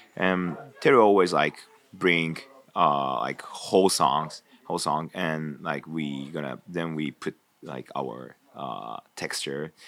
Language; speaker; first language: English; non-native, fluent; Japanese